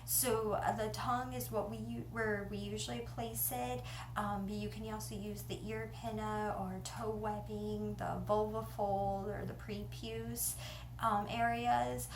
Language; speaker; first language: English; native; English